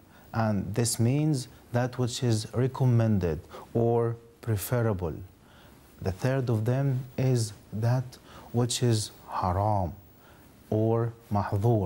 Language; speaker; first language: English; non-native, fluent; Arabic